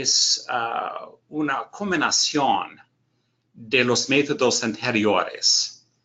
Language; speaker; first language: Spanish; non-native, learner; English